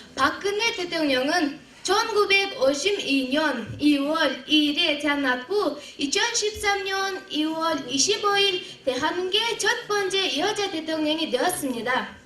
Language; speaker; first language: Korean; non-native, learner; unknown